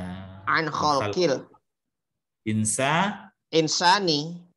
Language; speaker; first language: Arabic; non-native, learner; Indonesian